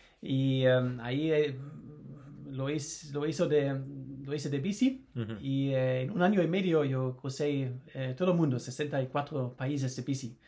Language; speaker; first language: Spanish; non-native, learner; German